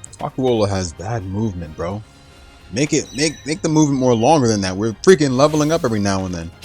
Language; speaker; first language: English; native; English